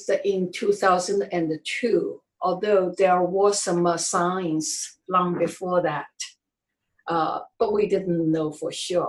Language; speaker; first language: English; non-native, fluent; Chinese